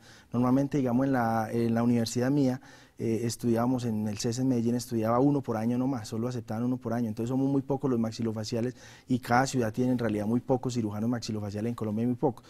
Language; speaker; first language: Spanish; native; Spanish